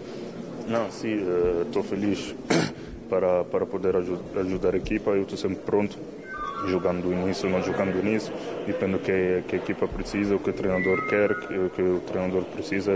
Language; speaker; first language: Portuguese; non-native, fluent; Italian